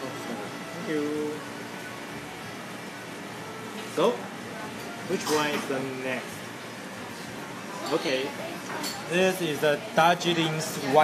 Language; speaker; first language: English; non-native, learner; Chinese